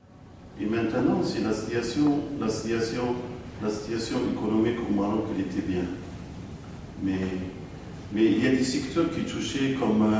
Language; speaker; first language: French; non-native, local second language; Arabic